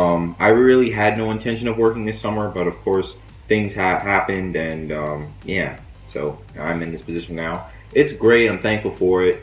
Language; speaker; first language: English; native; English